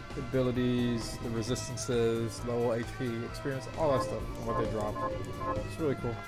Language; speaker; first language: English; native; English